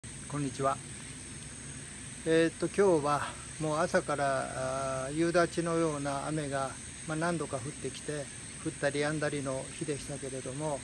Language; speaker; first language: Japanese; native; Japanese